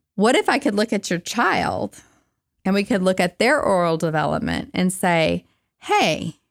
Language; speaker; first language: English; native; English